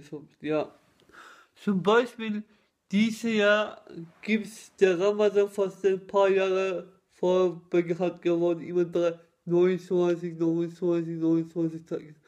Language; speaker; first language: German; non-native, learner; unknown